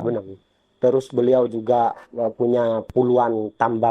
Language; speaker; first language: Indonesian; native; Indonesian